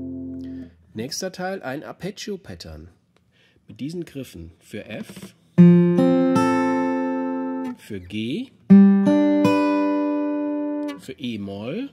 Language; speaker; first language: German; native; German